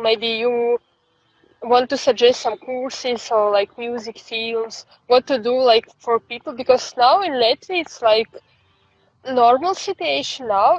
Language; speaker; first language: English; non-native, fluent; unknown